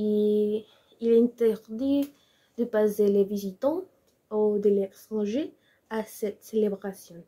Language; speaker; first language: French; non-native, learner; Spanish